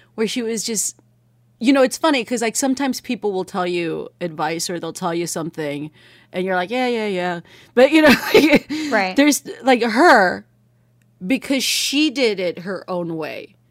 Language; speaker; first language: English; early bilingual, other home language; Spanish